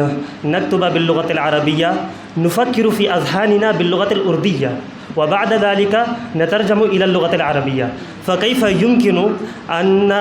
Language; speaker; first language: Arabic; non-native, fluent; Urdu